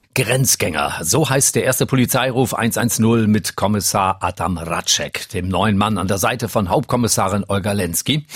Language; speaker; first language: German; native; German